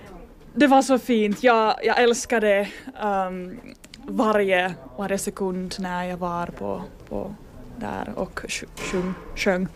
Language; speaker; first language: Swedish; non-native, local second language; Finnish